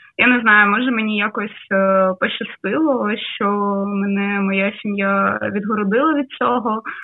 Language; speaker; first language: Ukrainian; non-native, local second language; Russian